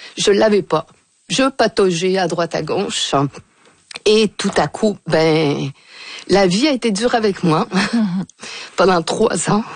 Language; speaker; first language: French; native; French